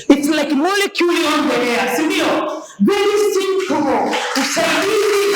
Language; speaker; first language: English; non-native, local second language; Swahili